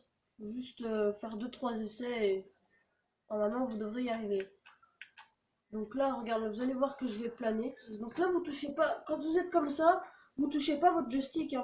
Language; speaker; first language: French; native; French